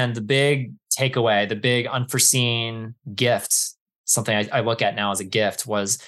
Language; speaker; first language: English; native; English